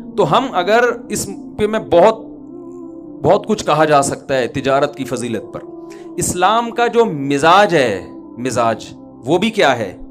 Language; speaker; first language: Urdu; native; Urdu